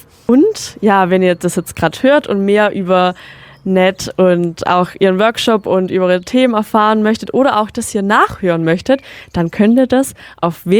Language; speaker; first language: German; native; German